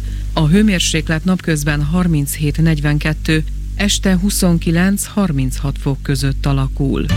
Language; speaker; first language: Hungarian; native; Hungarian